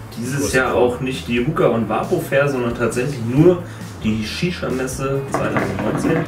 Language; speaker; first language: German; native; German